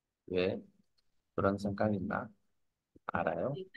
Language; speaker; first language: Korean; non-native, fluent; Vietnamese